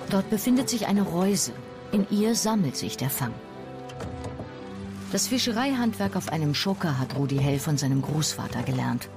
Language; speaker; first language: German; native; German